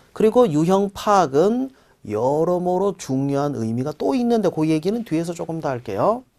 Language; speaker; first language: Korean; native; Korean